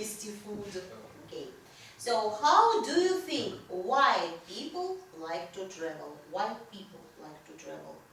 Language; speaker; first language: English; non-native, fluent; Russian